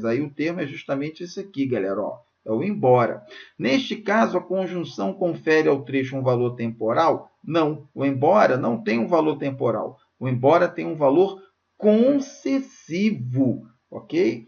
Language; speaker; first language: Portuguese; native; Portuguese